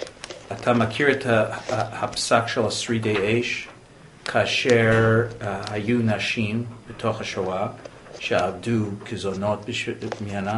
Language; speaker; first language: Hebrew; non-native, fluent; English